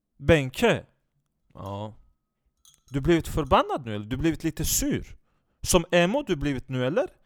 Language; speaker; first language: Swedish; non-native, fluent; Turkish